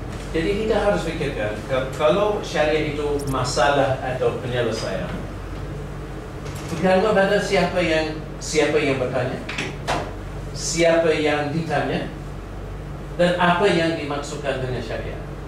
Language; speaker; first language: Indonesian; non-native, fluent; English